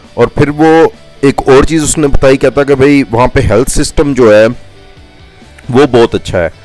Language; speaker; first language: Urdu; non-native, local second language; Punjabi